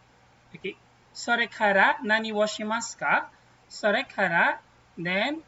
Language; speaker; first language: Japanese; non-native, fluent; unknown